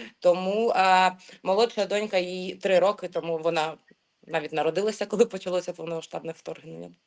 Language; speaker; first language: Ukrainian; non-native, local second language; Russian